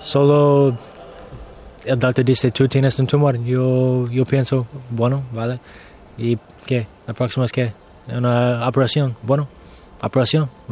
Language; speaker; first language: Spanish; non-native, learner; English